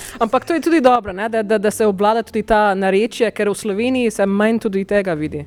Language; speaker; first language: Slovenian; early bilingual, heritage; Slovenian